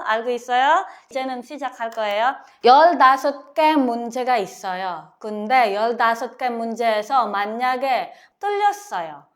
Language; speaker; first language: Korean; non-native, learner; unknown